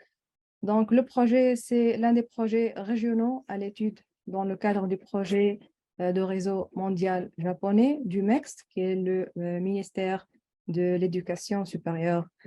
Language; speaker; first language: French; non-native, local second language; Arabic